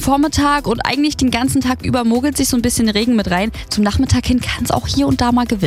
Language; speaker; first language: German; native; German